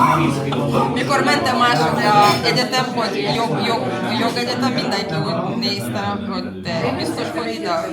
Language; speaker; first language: Hungarian; non-native, learner; Russian